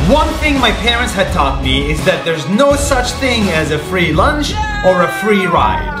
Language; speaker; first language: English; non-native, fluent; Arabic